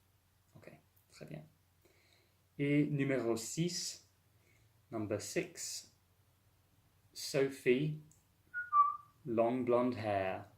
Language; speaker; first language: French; non-native, fluent; English